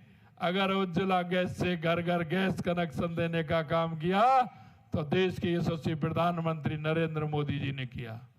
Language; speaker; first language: Hindi; native; Hindi